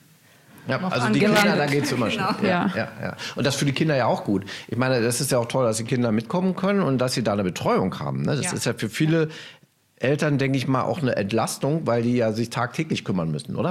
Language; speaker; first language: German; native; German